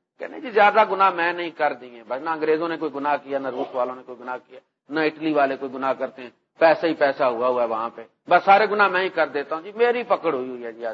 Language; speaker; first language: Urdu; non-native, local second language; Punjabi